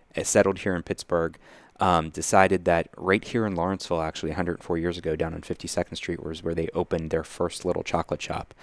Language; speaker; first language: English; native; English